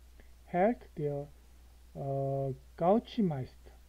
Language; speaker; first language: German; non-native, learner; Korean